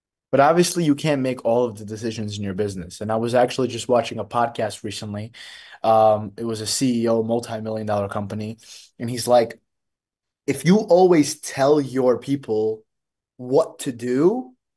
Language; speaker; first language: English; early bilingual, other home language; Russian